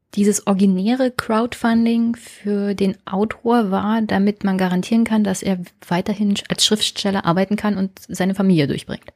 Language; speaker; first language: German; native; German